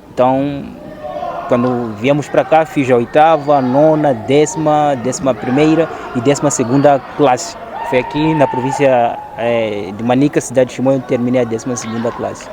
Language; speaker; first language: Portuguese; non-native, local second language; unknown